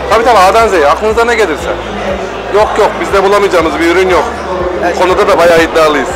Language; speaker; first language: Turkish; early bilingual, heritage; Turkish